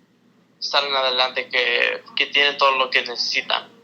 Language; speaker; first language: Spanish; early bilingual, heritage; Spanish